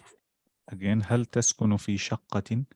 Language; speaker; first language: Arabic; non-native, fluent; English